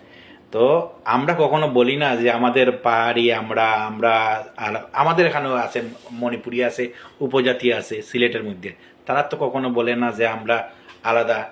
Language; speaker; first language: Bangla; non-native, local second language; Sylheti